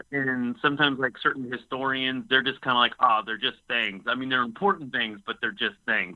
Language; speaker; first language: English; native; English